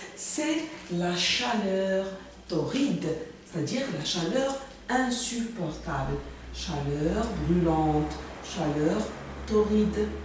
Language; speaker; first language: French; non-native, local second language; Arabic